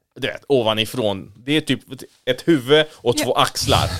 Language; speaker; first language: Swedish; early bilingual, other home language; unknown